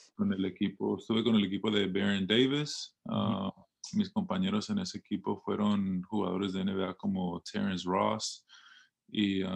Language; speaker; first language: Spanish; early bilingual, heritage; Spanish